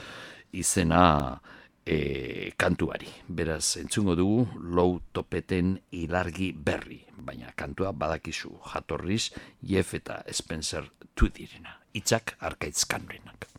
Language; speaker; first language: Basque; native; Basque